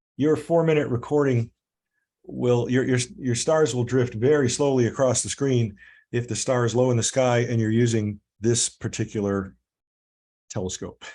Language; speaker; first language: English; native; English